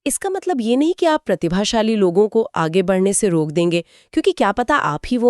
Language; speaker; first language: Hindi; native; Hindi